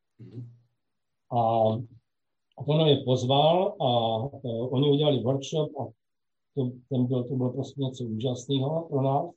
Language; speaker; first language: Czech; non-native, local second language; Slovak